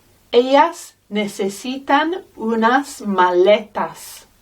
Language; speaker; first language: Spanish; non-native, fluent; English